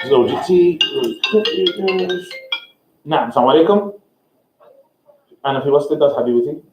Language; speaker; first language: Arabic; non-native, fluent; English